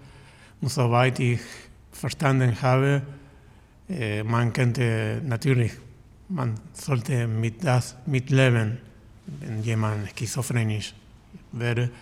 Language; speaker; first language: German; non-native, learner; Spanish